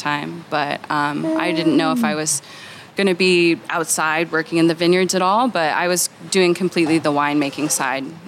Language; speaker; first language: English; native; English